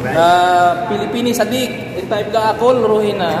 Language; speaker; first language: Arabic; non-native, learner; Filipino